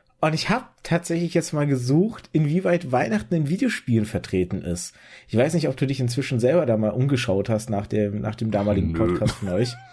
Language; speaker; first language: German; early bilingual, other home language; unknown